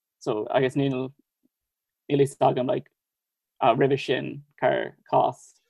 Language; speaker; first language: Irish; non-native, fluent; English